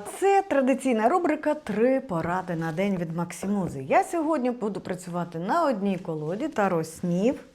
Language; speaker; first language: Ukrainian; non-native, local second language; Russian